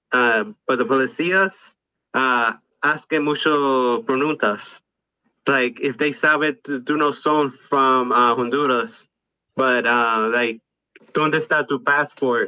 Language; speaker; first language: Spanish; non-native, learner; English